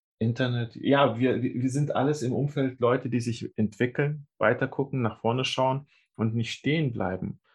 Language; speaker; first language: German; early bilingual, other home language; Russian